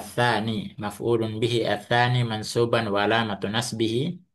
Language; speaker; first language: Arabic; non-native, fluent; Indonesian